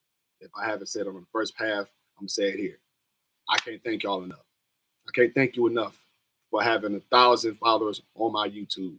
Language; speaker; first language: English; native; English